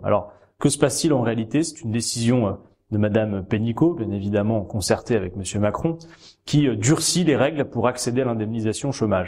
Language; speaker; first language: French; native; French